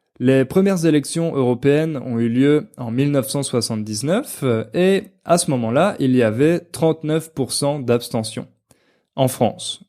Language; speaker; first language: French; native; French